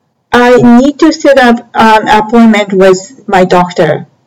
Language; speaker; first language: English; non-native, fluent; Japanese